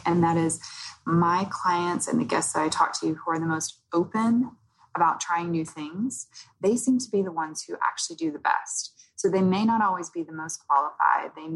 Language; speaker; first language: English; native; English